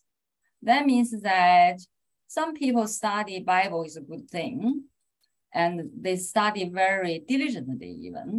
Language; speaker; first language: English; non-native, fluent; Chinese